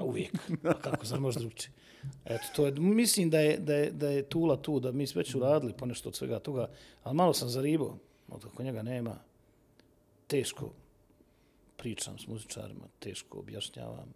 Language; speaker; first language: Serbian; native; Serbian